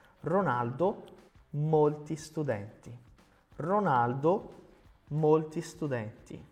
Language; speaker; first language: Italian; non-native, fluent; Portuguese